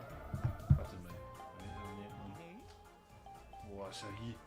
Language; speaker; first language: German; native; German